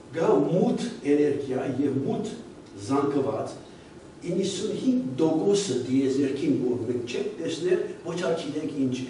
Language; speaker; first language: Armenian; early bilingual, heritage; Armenian